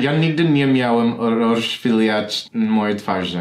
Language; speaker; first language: Polish; non-native, learner; English